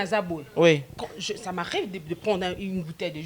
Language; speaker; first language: French; non-native, local second language; Lingala